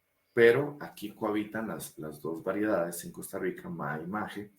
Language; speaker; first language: Spanish; native; Spanish